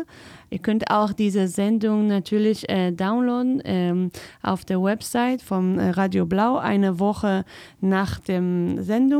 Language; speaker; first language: German; non-native, fluent; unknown